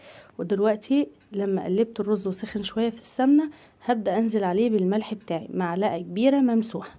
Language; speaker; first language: Arabic; native; Arabic